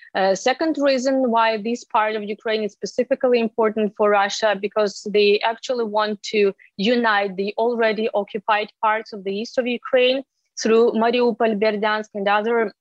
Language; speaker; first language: English; non-native, fluent; Ukrainian